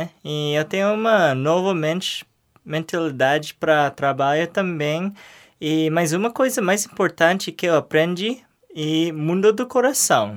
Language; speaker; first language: Portuguese; non-native, learner; English